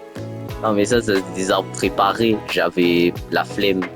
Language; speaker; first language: French; native; French